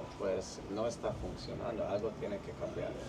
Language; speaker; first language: Spanish; non-native, fluent; English